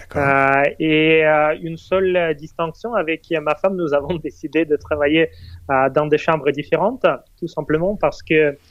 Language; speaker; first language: French; non-native, fluent; Russian